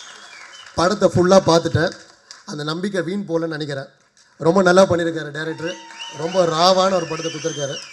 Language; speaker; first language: Tamil; native; Tamil